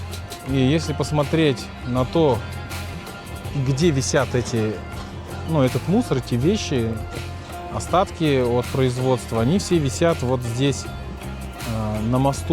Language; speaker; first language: Russian; native; Russian